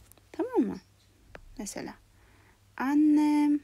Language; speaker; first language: Turkish; non-native, fluent; Kara-Kalpak